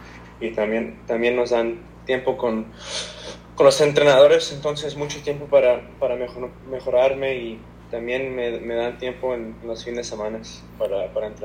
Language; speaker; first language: Spanish; early bilingual, heritage; Spanish